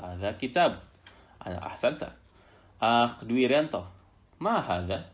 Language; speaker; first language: Arabic; non-native, fluent; Indonesian